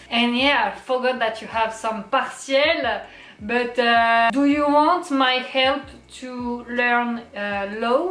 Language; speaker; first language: English; non-native, learner; French